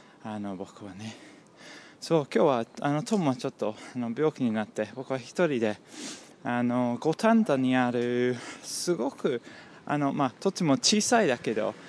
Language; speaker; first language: Japanese; non-native, learner; English